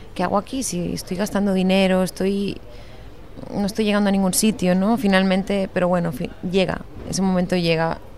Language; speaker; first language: Spanish; native; Spanish